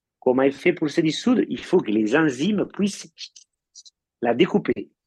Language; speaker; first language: French; non-native, fluent; Italian